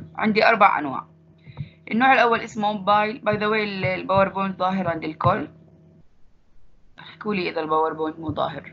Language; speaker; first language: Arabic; native; Arabic